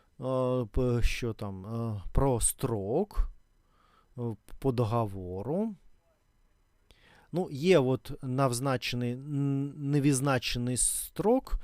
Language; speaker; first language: Ukrainian; non-native, learner; Russian